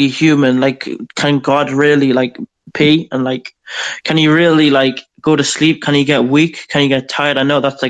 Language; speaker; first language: English; native; English